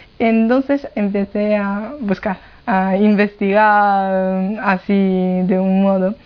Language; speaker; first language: Spanish; non-native, fluent; Chinese